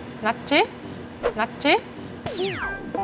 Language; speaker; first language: Korean; non-native, fluent; French